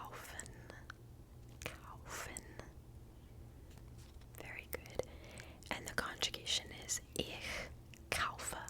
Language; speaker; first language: German; non-native, learner; English